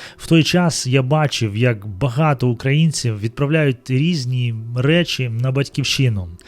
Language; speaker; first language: Ukrainian; non-native, local second language; Russian